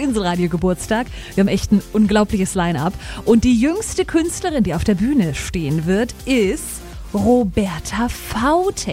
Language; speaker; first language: German; native; German